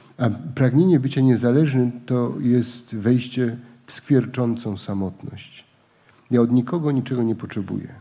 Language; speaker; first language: Polish; native; Polish